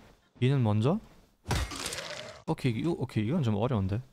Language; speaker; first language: Korean; non-native, fluent; German